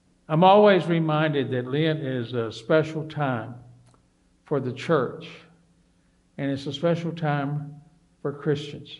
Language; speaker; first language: English; native; English